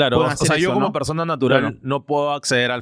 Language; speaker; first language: Spanish; native; Spanish